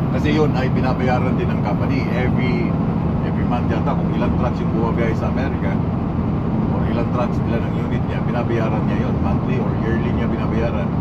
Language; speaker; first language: Filipino; non-native, local second language; Cebuano